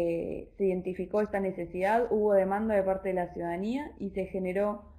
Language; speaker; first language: Spanish; native; Spanish